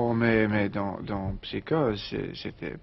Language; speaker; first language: French; non-native, learner; English